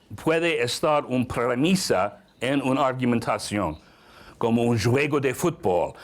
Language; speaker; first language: Spanish; non-native, learner; English